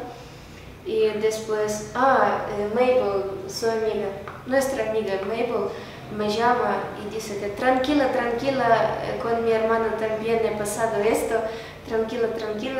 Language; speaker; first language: Spanish; non-native, learner; Ukrainian